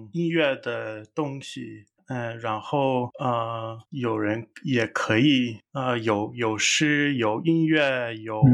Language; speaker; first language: Chinese; non-native, fluent; English